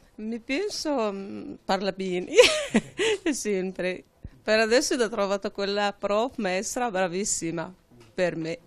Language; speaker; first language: Italian; non-native, learner; Arabic